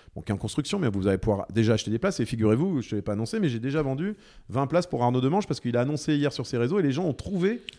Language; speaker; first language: French; native; French